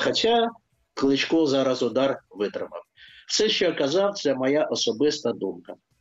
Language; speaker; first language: Ukrainian; non-native, local second language; Russian